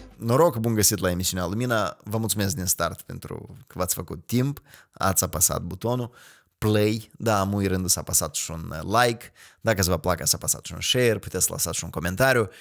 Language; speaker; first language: Romanian; native; Romanian